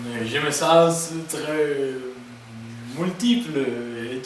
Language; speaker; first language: French; non-native, learner; Spanish